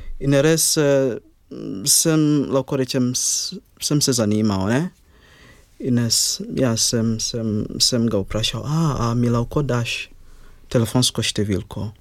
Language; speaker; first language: Slovenian; non-native, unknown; Ganda